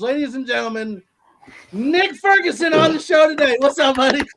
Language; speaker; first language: English; native; English